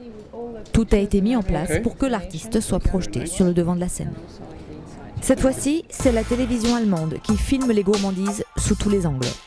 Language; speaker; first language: French; native; French